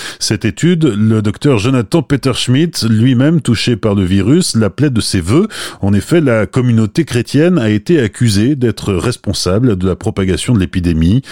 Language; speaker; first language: French; native; French